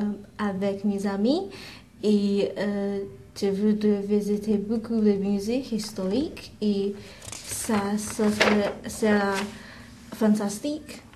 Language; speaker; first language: French; non-native, learner; English